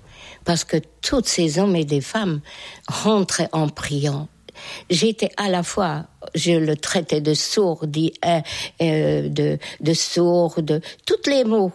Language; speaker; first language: French; non-native, fluent; Hungarian